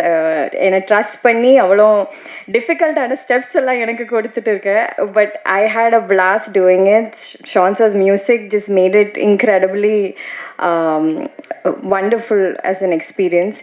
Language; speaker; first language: Tamil; non-native, learner; Malayalam